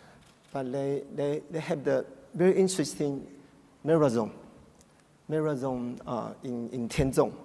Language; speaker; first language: English; non-native, learner; Chinese